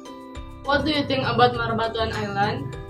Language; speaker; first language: English; non-native, learner; Indonesian